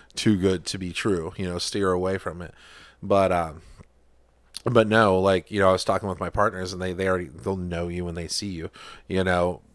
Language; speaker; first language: English; native; English